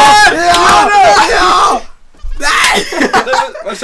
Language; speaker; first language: Norwegian; native; Norwegian